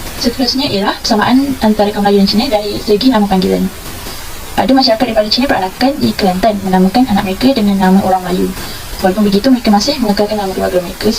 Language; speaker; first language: Malay; native; Malay